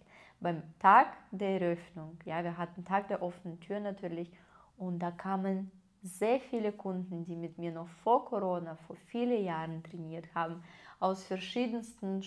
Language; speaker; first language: German; non-native, fluent; Russian